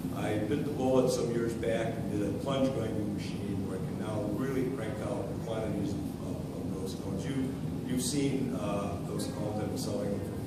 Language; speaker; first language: English; native; English